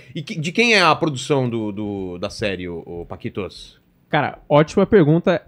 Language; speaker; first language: Portuguese; native; Portuguese